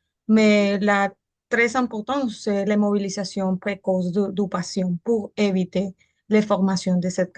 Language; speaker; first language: French; non-native, learner; Spanish